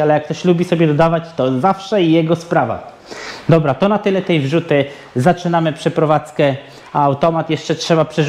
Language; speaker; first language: Polish; native; Polish